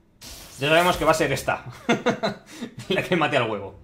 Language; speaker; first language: Spanish; native; Spanish